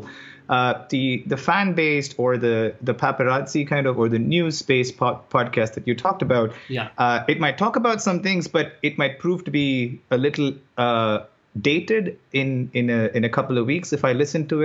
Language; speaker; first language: English; non-native, local second language; Tamil